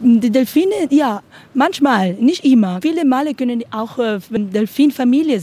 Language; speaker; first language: German; non-native, learner; Spanish